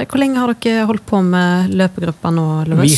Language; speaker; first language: Norwegian; native; Norwegian